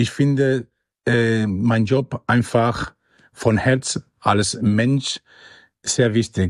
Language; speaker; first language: German; non-native, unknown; Spanish